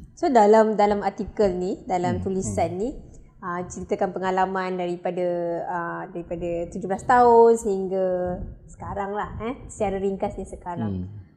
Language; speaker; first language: Malay; native; Malay